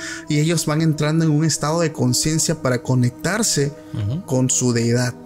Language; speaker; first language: Spanish; native; Spanish